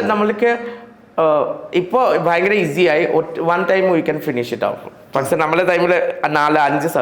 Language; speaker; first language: Malayalam; non-native, learner; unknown